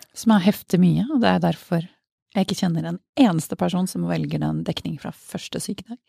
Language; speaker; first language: Norwegian; native; Norwegian